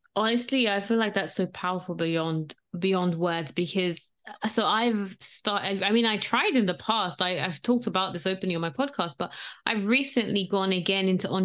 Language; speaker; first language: English; non-native, local second language; Yoruba